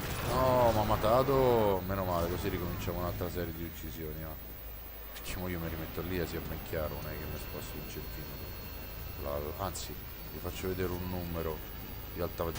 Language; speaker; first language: Italian; native; Italian